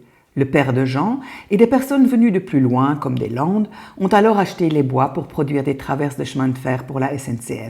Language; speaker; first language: French; native; French